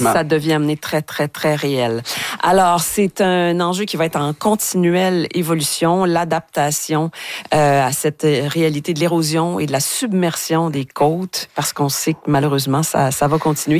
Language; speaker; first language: French; native; French